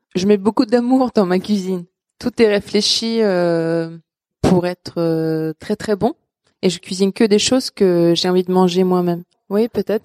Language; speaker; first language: French; non-native, fluent; Swedish